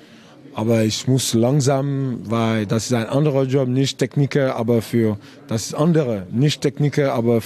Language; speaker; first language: German; non-native, learner; French